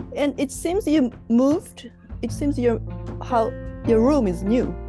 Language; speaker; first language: English; non-native, learner; Japanese